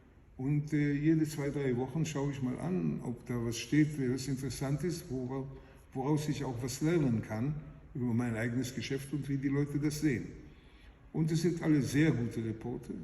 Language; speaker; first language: German; non-native, fluent; Hebrew